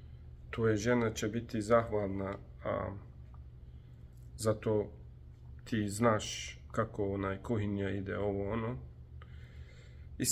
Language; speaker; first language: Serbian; non-native, learner; Turkish